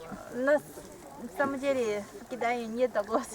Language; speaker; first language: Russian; non-native, learner; Chinese